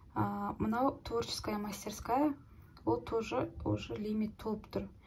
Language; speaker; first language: Russian; non-native, local second language; Kazakh